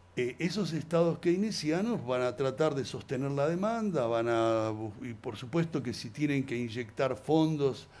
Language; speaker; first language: Spanish; native; Spanish